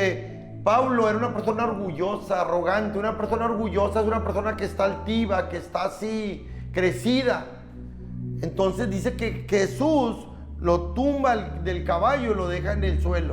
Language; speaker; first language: Spanish; native; Spanish